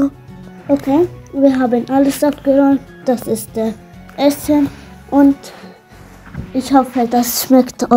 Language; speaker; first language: German; non-native, learner; Arabic